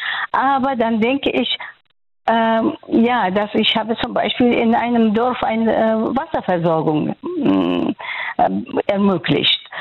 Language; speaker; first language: German; non-native, fluent; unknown